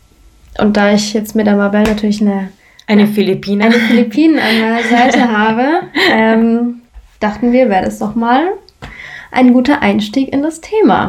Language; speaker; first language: German; native; German